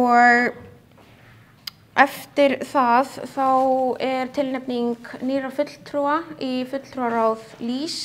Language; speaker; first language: Icelandic; native; Icelandic